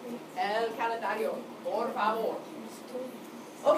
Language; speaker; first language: Spanish; non-native, fluent; English